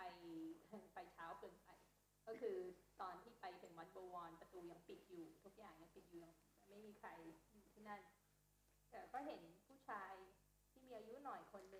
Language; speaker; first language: Thai; native; Thai